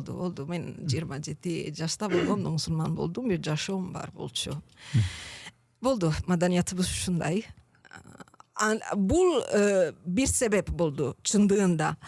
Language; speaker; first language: Kyrgyz; non-native, learner; Italian